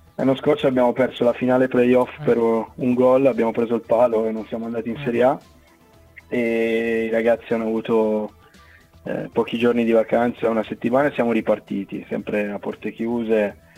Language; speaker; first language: Italian; native; Italian